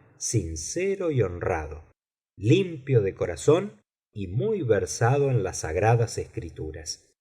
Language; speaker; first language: Spanish; native; Spanish